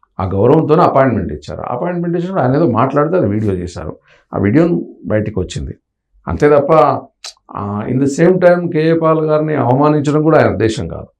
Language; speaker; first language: Telugu; native; Telugu